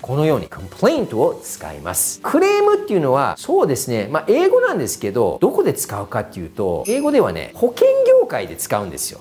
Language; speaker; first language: Japanese; native; Japanese